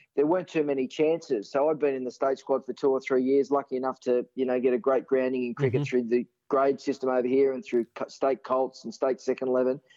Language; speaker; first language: English; native; English